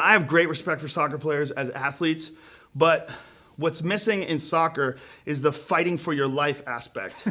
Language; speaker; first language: English; native; English